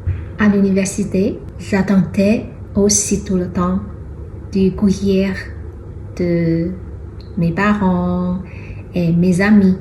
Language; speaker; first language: French; non-native, fluent; Chinese